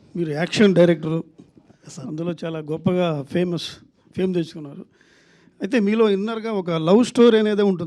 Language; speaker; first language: Telugu; native; Telugu